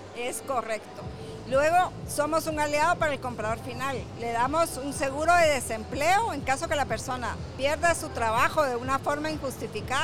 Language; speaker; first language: Spanish; native; Spanish